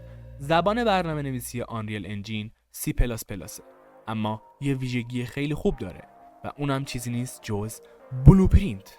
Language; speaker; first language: Persian; native; Persian